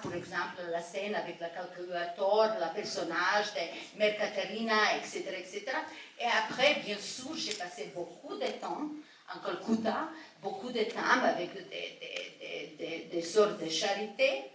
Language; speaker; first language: French; non-native, fluent; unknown